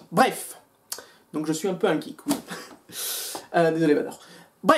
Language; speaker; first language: French; native; French